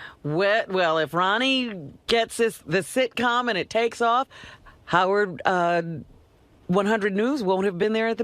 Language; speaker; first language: English; native; English